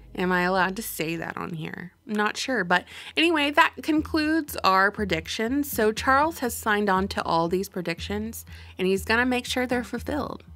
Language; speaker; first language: English; native; English